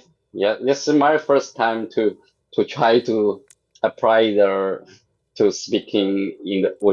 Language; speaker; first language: English; non-native, learner; Chinese